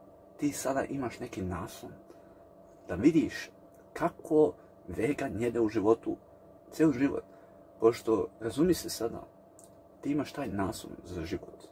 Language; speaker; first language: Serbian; early bilingual, heritage; English